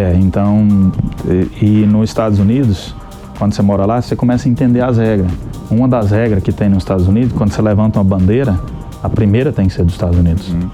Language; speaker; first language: Portuguese; native; Portuguese